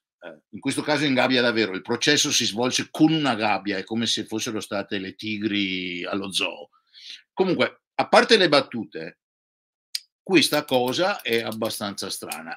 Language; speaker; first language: Italian; native; Italian